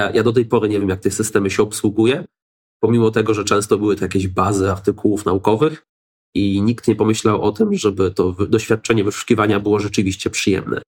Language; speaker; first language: Polish; native; Polish